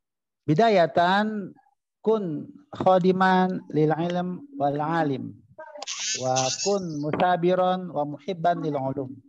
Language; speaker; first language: Arabic; non-native, fluent; Indonesian